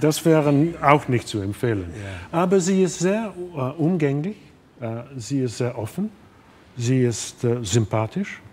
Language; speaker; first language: German; non-native, fluent; English